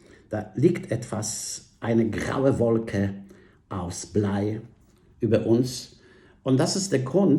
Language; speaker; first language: German; non-native, fluent; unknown